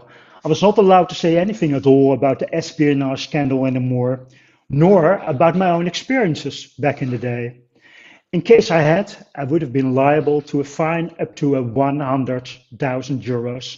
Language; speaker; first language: English; non-native, fluent; Dutch